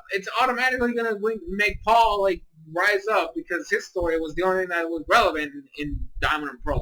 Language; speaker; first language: English; native; English